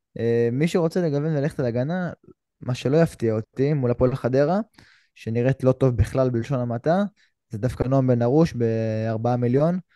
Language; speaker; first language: Hebrew; native; Hebrew